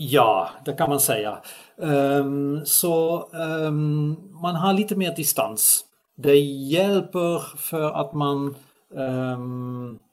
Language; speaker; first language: Swedish; non-native, fluent; Dutch